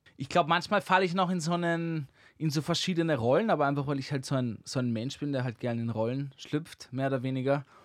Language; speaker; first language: German; native; German